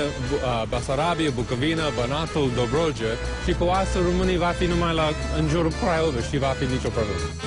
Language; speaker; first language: Romanian; non-native, learner; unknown